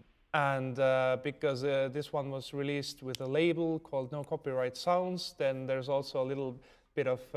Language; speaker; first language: English; non-native, fluent; Estonian